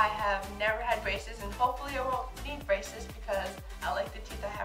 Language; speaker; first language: English; native; English